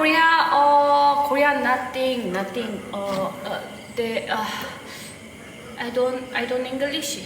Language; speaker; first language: English; non-native, learner; Korean